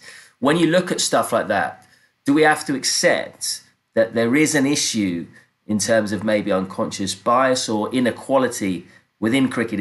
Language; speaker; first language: English; native; English